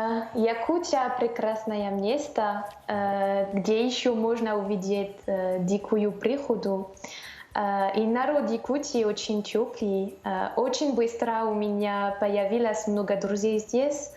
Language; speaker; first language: Russian; non-native, learner; French